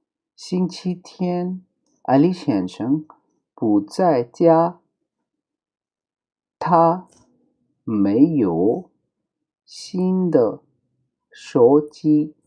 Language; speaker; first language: Chinese; non-native, fluent; Urdu